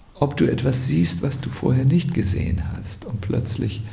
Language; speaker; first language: German; native; German